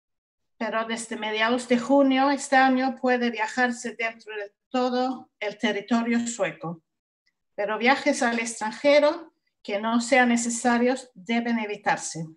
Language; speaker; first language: Spanish; non-native, fluent; Swedish